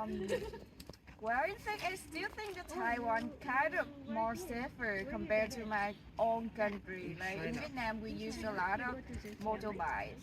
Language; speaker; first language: English; non-native, learner; Vietnamese